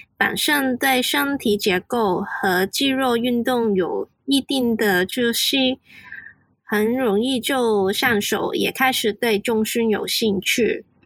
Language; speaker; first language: Chinese; non-native, local second language; Cantonese